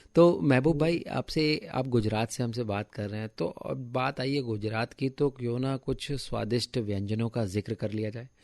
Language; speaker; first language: Hindi; native; Hindi